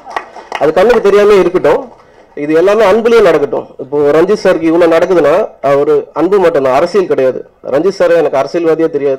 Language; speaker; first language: Tamil; native; Tamil